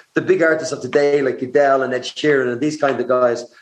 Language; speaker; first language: English; native; English